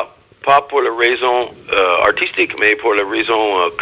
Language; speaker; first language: French; non-native, learner; English